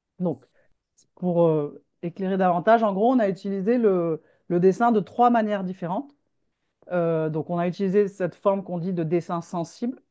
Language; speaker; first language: French; native; French